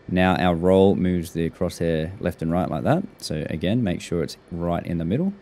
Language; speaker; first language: English; native; English